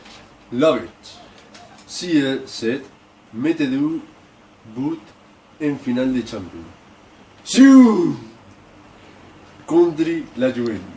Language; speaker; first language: French; non-native, learner; Spanish